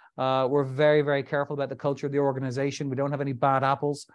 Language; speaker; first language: English; native; English